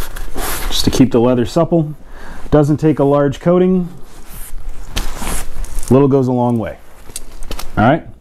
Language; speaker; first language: English; native; English